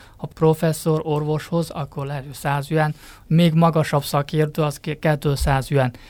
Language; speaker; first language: Hungarian; non-native, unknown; Chinese